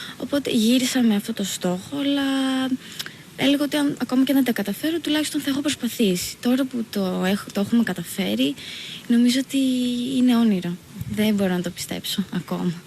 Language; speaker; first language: Greek; native; Greek